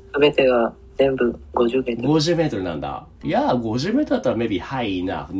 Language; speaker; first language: Japanese; non-native, learner; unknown